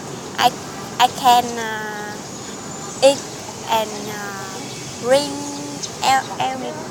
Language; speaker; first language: English; non-native, learner; Vietnamese